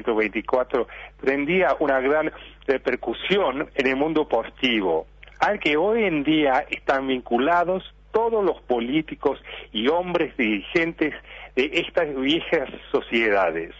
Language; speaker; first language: Spanish; early bilingual, heritage; Spanish